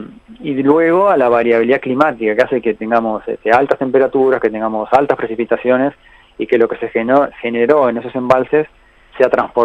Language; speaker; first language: Spanish; native; Spanish